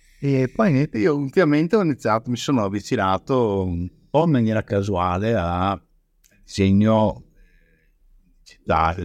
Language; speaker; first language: Italian; native; Italian